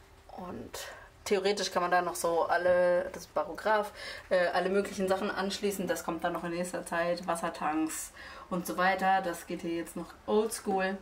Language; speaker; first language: German; native; German